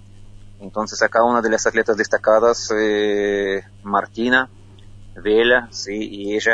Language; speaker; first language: Spanish; non-native, fluent; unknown